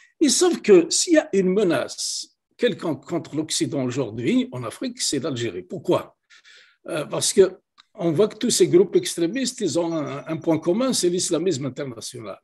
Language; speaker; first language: French; non-native, local second language; Kabyle